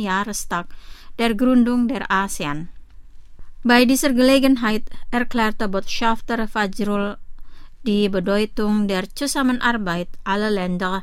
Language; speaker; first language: German; non-native, fluent; Indonesian